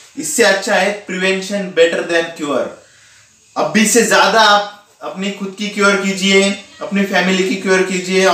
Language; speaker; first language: Hindi; non-native, local second language; Marathi